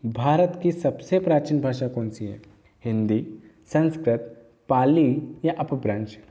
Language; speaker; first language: Hindi; native; Hindi